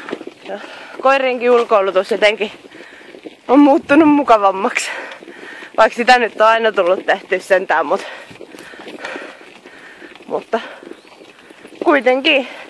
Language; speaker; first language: Finnish; native; Finnish